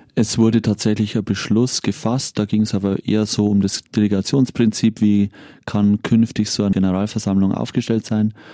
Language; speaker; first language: German; native; German